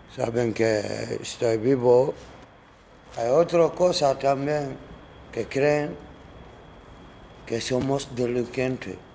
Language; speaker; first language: Spanish; non-native, learner; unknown